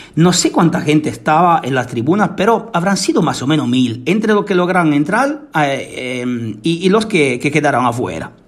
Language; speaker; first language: Spanish; non-native, fluent; Italian